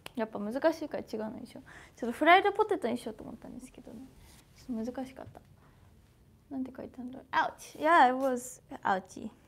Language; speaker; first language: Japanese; native; Japanese